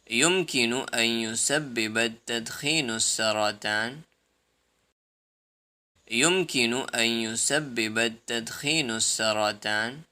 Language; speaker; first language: Arabic; non-native, fluent; Urdu